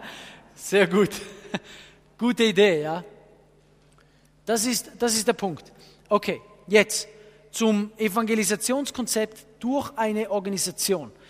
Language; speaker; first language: German; non-native, fluent; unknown